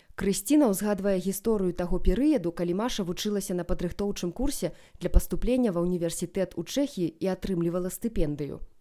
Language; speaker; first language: Belarusian; native; Belarusian